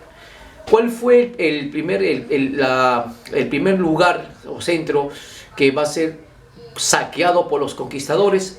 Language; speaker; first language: Spanish; native; Spanish